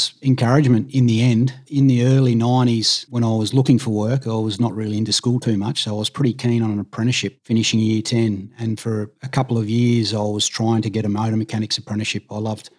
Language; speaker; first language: English; native; English